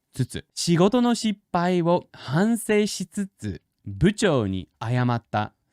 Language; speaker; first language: Japanese; non-native, fluent; English